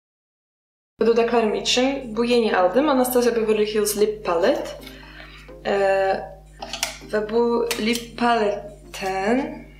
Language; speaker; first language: Turkish; non-native, fluent; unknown